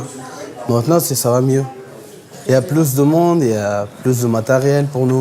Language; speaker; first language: French; non-native, learner; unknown